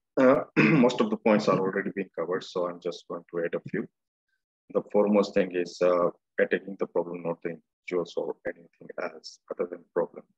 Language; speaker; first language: English; non-native, local second language; Gujarati